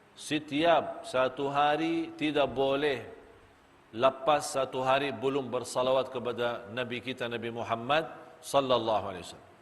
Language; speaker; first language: Malay; non-native, fluent; Arabic